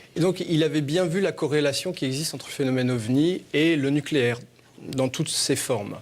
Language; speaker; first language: French; native; French